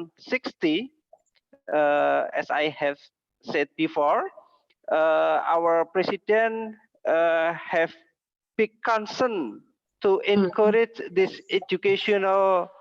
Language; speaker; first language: English; non-native, learner; Indonesian